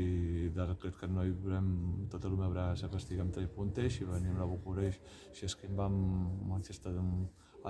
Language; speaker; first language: Romanian; non-native, learner; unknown